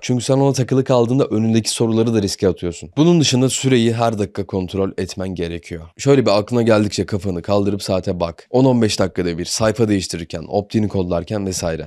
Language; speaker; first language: Turkish; native; Turkish